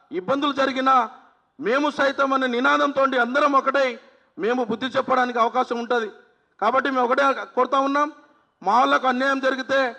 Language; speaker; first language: Telugu; non-native, local second language; Lambadi